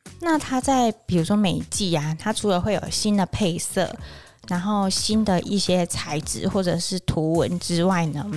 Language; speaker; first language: Chinese; native; Chinese